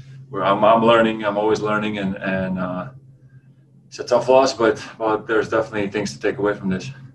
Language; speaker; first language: English; non-native, fluent; Latvian